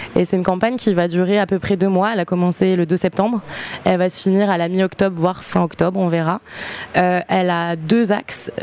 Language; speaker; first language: French; native; French